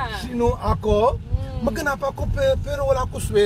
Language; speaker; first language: Filipino; non-native, learner; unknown